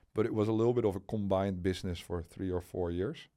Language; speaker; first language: English; non-native, fluent; Dutch